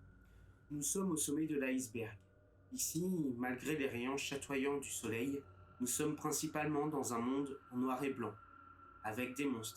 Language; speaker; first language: French; native; French